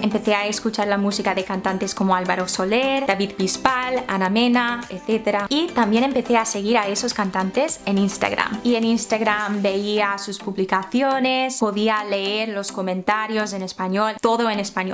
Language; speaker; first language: Spanish; non-native, fluent; English